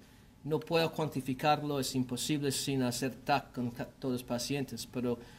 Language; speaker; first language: Spanish; non-native, learner; English